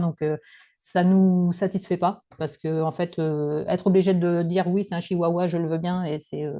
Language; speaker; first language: French; native; French